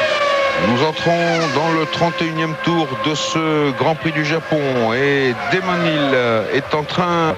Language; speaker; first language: French; native; French